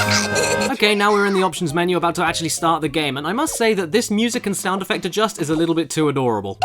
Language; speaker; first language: English; native; English